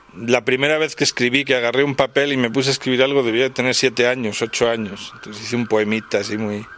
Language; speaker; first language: Spanish; native; Spanish